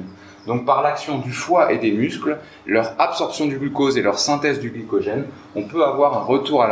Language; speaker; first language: French; native; French